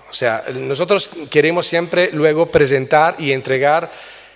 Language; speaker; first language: Spanish; non-native, fluent; Italian